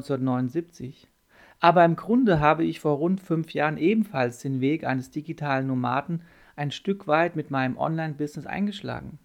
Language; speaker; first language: German; native; German